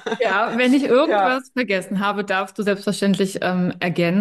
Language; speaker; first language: German; native; German